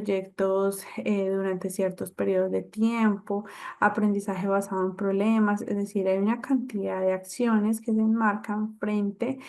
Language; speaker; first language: Spanish; native; Spanish